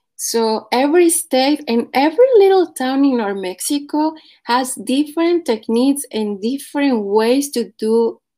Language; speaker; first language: English; non-native, fluent; Spanish